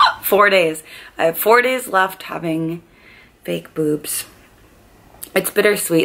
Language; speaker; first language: English; native; English